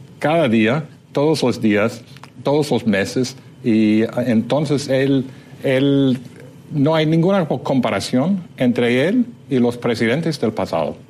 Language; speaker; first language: Spanish; non-native, fluent; English